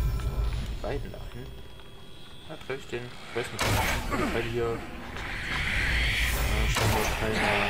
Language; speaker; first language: German; native; German